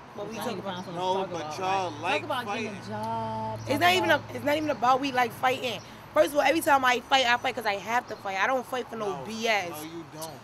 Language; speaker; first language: English; native; English